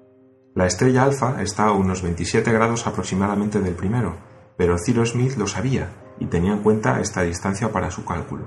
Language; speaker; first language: Spanish; native; Spanish